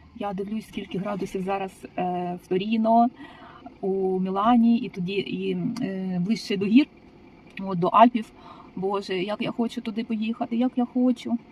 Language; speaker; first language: Ukrainian; native; Ukrainian